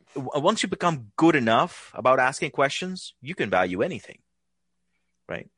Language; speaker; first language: English; non-native, local second language; Hindi